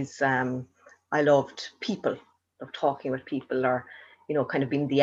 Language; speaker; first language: English; native; English